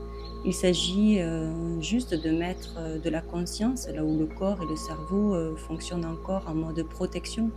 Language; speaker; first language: French; native; French